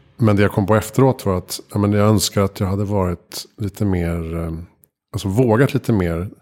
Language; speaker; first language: Swedish; native; Swedish